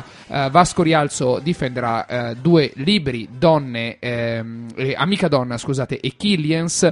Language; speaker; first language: Italian; native; Italian